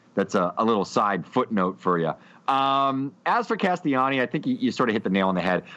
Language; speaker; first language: English; native; English